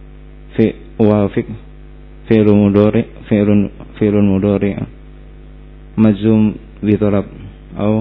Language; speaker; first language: Arabic; non-native, learner; Indonesian